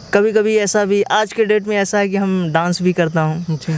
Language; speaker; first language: Hindi; native; Hindi